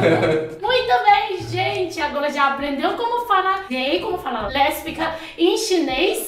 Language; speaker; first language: Portuguese; non-native, fluent; Chinese